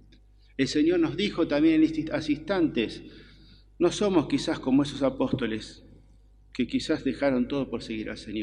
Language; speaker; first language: Spanish; native; Spanish